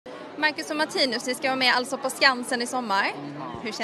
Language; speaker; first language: Swedish; native; Swedish